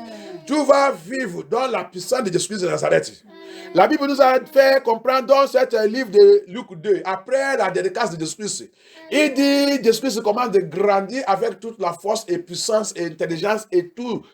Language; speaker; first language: French; non-native, learner; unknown